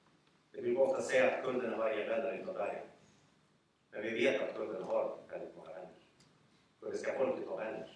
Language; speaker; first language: Swedish; early bilingual, other home language; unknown